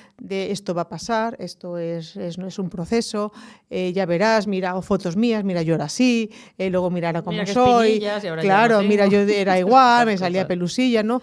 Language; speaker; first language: Spanish; native; Spanish